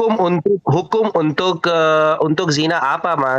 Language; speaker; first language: Indonesian; non-native, learner; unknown